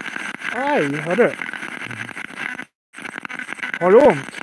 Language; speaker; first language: Swedish; native; Swedish